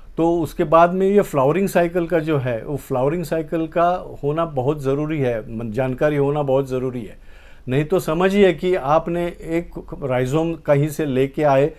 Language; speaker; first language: Hindi; non-native, local second language; Marathi